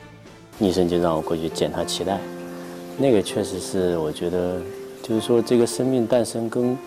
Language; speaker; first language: Chinese; native; Chinese